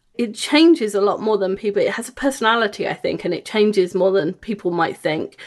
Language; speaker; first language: English; native; English